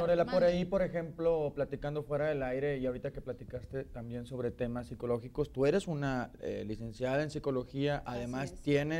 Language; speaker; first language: Spanish; native; Spanish